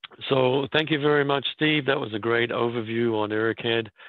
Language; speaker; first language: English; native; English